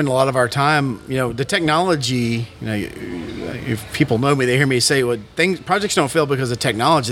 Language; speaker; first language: English; native; English